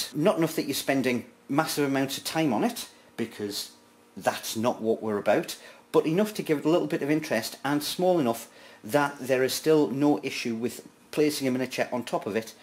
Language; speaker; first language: English; native; English